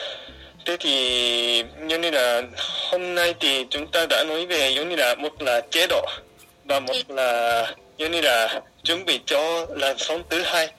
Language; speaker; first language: Vietnamese; non-native, fluent; Japanese